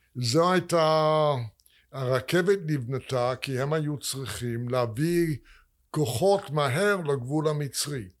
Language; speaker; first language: Hebrew; non-native, fluent; English